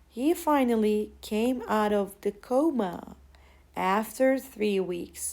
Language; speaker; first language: English; non-native, fluent; Turkish